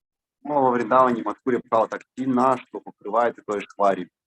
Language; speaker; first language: Russian; native; Russian